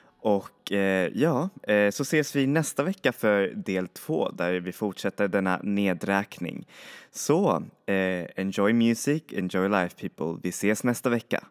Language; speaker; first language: Swedish; non-native, fluent; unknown